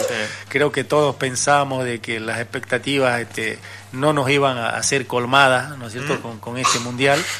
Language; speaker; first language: Spanish; native; Spanish